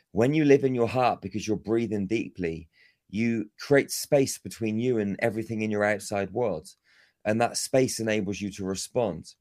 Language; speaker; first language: English; native; English